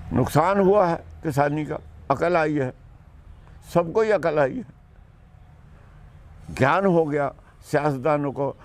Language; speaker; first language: Hindi; non-native, local second language; Punjabi